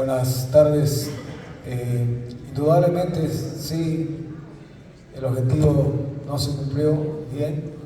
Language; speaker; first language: Spanish; native; Spanish